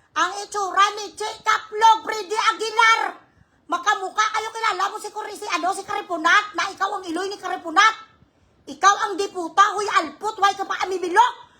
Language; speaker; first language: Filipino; non-native, local second language; Hiligaynon